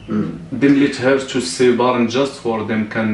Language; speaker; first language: English; non-native, learner; Arabic